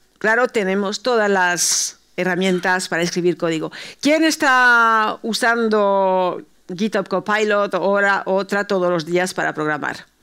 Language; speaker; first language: Spanish; early bilingual, heritage; Spanish